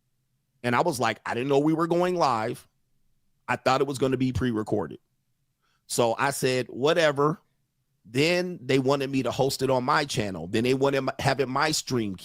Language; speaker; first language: English; native; English